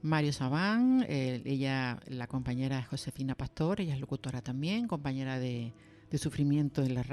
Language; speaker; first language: Spanish; native; Spanish